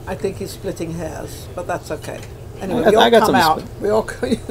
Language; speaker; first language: English; native; English